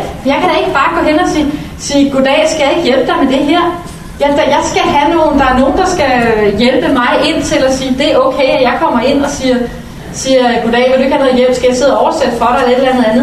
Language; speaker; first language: Danish; native; Danish